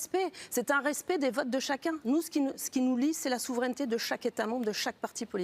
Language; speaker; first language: French; native; French